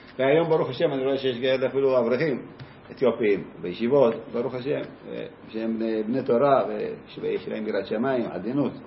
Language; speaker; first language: Hebrew; native; Hebrew